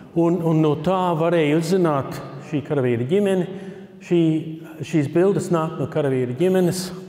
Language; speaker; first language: Latvian; early bilingual, heritage; Latvian